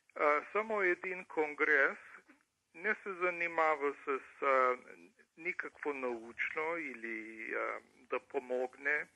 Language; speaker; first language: Bulgarian; early bilingual, heritage; English